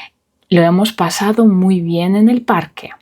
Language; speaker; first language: Spanish; non-native, fluent; Russian